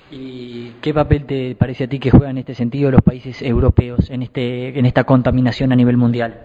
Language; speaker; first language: Spanish; native; Spanish